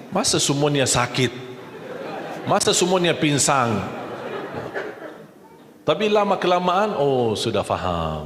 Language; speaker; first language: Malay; non-native, fluent; Arabic